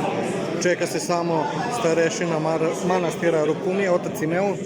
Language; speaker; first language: Bosnian; native; Bosnian